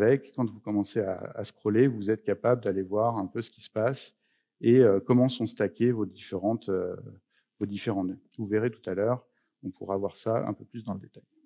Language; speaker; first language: French; native; French